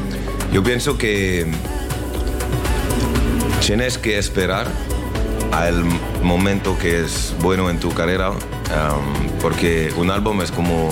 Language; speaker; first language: Spanish; non-native, learner; French